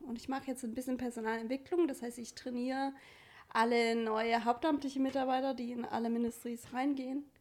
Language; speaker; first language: German; non-native, fluent; English